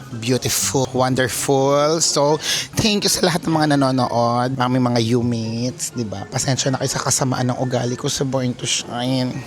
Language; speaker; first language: Filipino; non-native, local second language; Pampanga